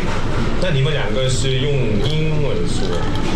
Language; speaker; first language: Chinese; non-native, fluent; Korean